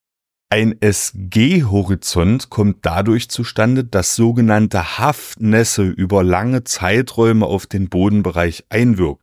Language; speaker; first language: German; native; German